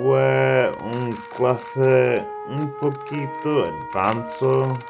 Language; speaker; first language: Spanish; non-native, learner; English